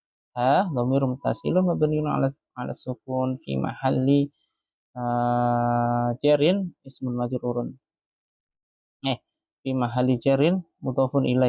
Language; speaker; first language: Arabic; non-native, fluent; Indonesian